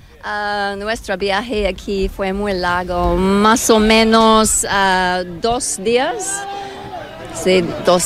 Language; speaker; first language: Spanish; non-native, learner; English